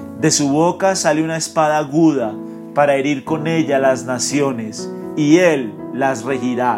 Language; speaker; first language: Spanish; native; Spanish